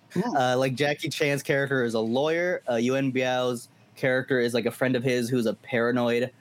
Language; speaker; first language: English; early bilingual, other home language; Hindi